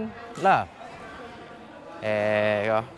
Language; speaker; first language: English; non-native, fluent; Indonesian